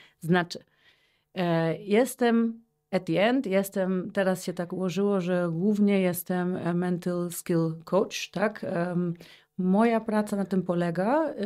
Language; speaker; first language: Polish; early bilingual, heritage; Polish